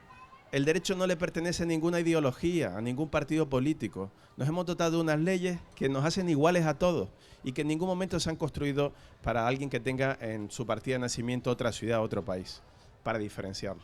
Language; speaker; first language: Spanish; native; Spanish